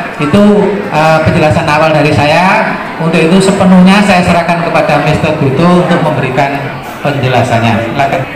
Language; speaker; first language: Indonesian; non-native, local second language; Javanese